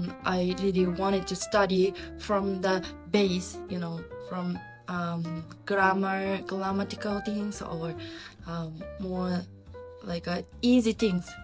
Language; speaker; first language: English; non-native, learner; Japanese